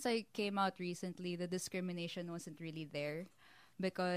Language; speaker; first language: English; non-native, local second language; Filipino